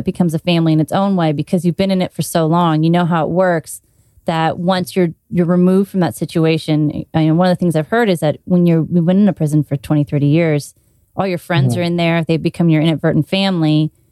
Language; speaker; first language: English; native; English